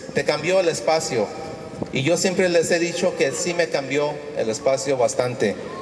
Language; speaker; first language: Spanish; early bilingual, heritage; Spanish